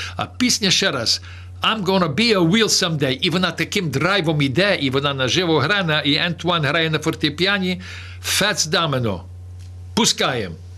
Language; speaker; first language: Ukrainian; early bilingual, heritage; Ukrainian